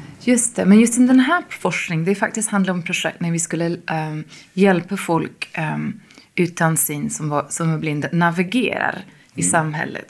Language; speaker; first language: Swedish; non-native, fluent; English